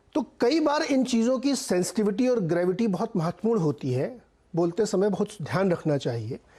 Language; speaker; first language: Hindi; native; Hindi